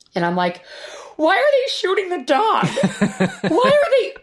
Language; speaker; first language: English; native; English